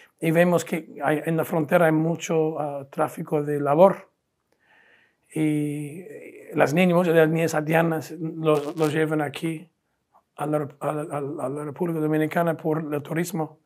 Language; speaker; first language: Spanish; non-native, fluent; English